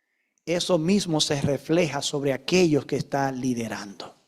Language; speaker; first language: Spanish; native; Spanish